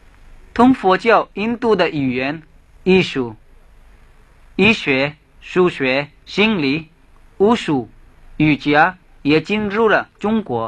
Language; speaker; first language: Chinese; non-native, fluent; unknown